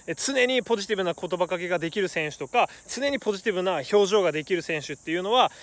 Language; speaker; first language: Japanese; native; Japanese